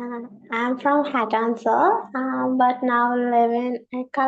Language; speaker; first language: English; non-native, learner; Tamil